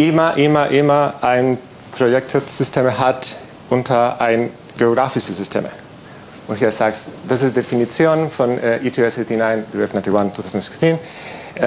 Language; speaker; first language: German; non-native, learner; Spanish